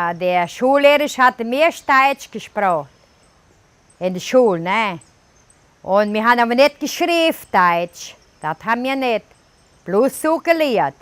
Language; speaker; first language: German; early bilingual, heritage; German